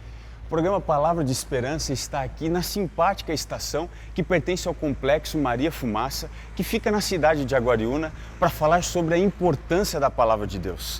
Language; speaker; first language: Portuguese; native; Portuguese